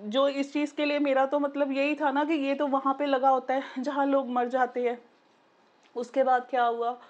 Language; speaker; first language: Hindi; native; Hindi